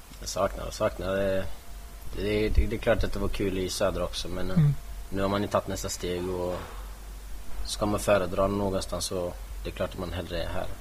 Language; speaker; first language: Swedish; early bilingual, other home language; Bosnian